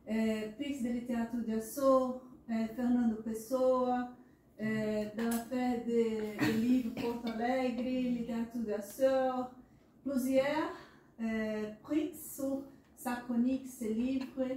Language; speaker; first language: French; non-native, learner; Portuguese